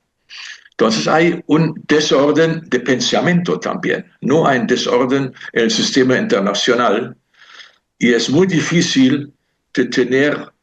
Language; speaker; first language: Spanish; non-native, fluent; German